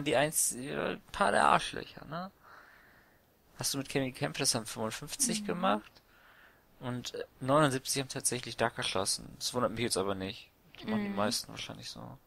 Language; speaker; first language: German; native; German